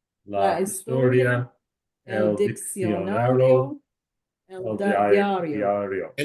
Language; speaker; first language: Spanish; non-native, learner; English